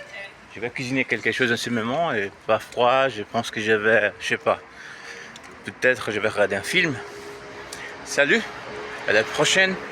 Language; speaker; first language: French; non-native, learner; Portuguese